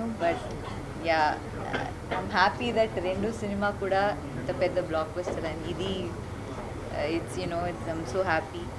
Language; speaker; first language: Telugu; non-native, fluent; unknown